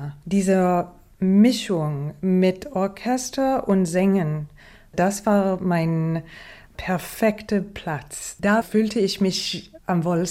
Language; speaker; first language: German; non-native, fluent; English